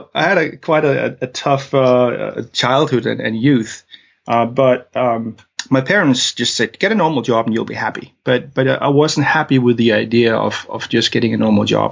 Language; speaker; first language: English; non-native, fluent; Danish